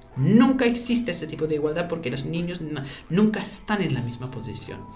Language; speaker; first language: Spanish; non-native, fluent; English